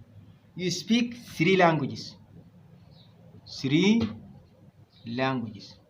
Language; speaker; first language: English; non-native, fluent; Arabic